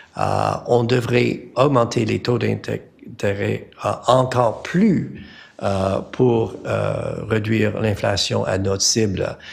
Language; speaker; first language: French; non-native, learner; English